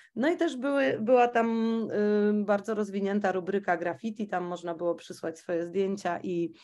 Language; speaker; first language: Polish; native; Polish